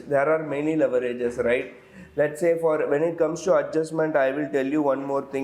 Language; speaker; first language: English; non-native, local second language; Tamil